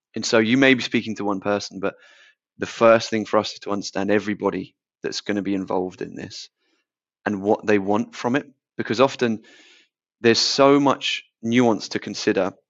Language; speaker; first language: English; native; English